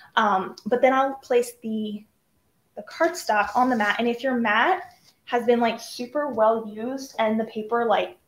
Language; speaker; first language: English; native; English